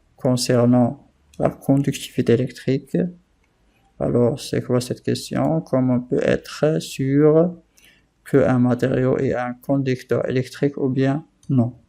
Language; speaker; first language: French; non-native, local second language; Arabic